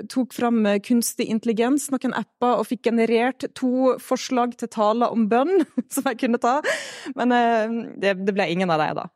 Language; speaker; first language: Norwegian; native; Norwegian